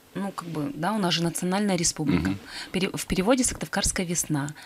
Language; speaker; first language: Russian; native; Russian